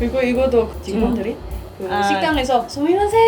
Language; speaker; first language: Korean; non-native, learner; Indonesian